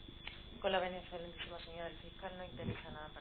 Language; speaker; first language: Spanish; native; Spanish